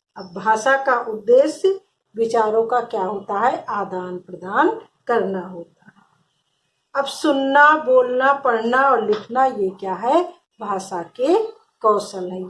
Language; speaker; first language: Hindi; native; Hindi